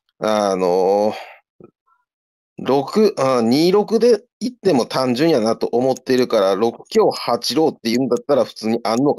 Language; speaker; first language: Japanese; native; Japanese